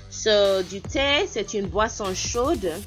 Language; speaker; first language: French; non-native, fluent; English